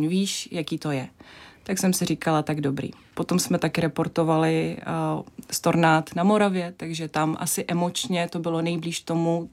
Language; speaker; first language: Czech; non-native, fluent; Russian